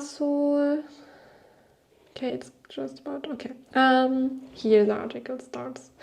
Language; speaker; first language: English; non-native, fluent; German